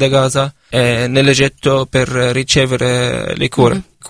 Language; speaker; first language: Italian; non-native, fluent; Arabic